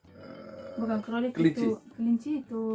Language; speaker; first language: Indonesian; non-native, fluent; Russian